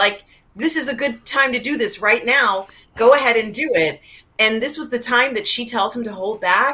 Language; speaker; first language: English; native; English